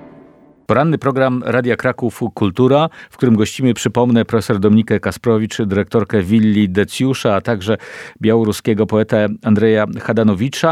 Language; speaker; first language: Polish; native; Polish